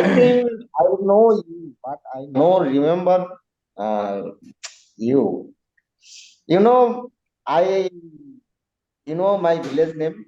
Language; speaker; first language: English; non-native, learner; Bangla